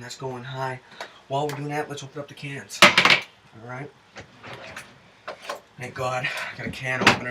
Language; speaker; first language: English; native; English